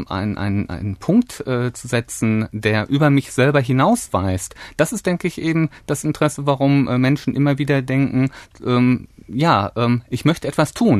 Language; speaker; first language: German; native; German